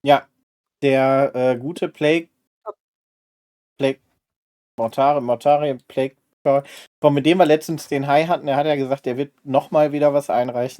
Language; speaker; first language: German; native; German